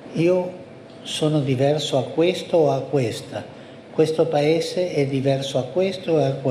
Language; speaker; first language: Italian; non-native, fluent; Spanish